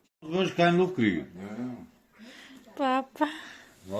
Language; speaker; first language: German; non-native, learner; Ukrainian